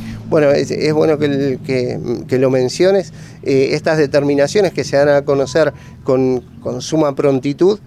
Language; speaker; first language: Spanish; native; Spanish